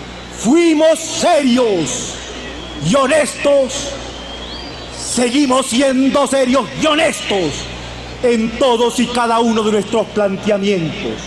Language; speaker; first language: Spanish; native; Spanish